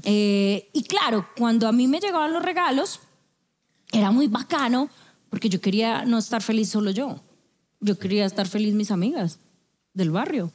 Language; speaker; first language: Spanish; native; Spanish